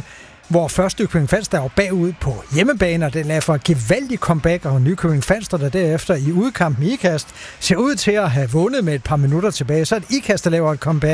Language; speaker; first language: Danish; native; Danish